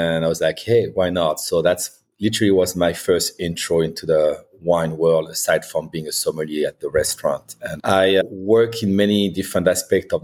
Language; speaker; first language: English; non-native, fluent; French